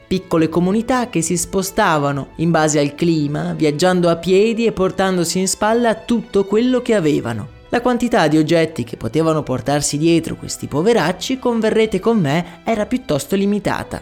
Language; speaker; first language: Italian; native; Italian